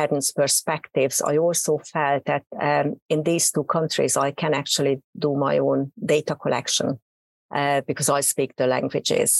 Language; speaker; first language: English; non-native, fluent; Hungarian